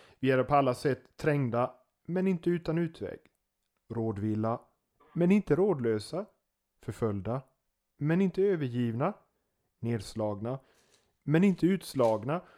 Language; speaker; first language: Swedish; native; Swedish